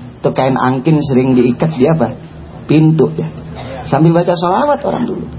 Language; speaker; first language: Indonesian; native; Indonesian